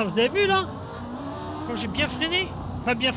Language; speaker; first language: French; native; French